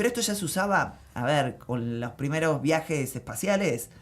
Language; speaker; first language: Spanish; native; Spanish